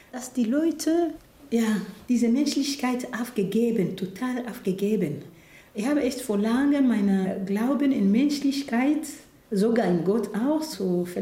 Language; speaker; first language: German; non-native, fluent; Kinyarwanda